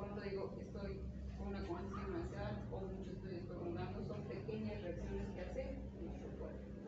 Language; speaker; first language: Spanish; native; Spanish